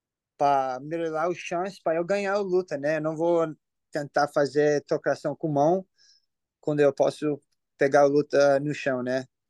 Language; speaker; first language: Portuguese; early bilingual, heritage; English